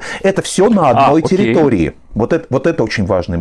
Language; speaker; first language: Russian; native; Russian